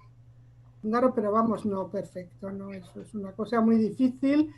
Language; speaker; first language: Spanish; native; Spanish